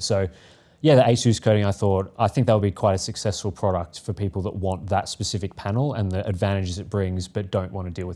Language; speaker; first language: English; native; English